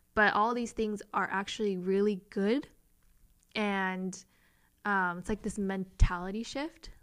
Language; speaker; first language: English; native; English